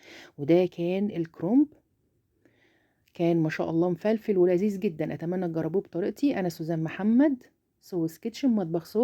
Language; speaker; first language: Arabic; native; Arabic